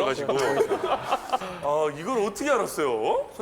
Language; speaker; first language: Korean; native; Korean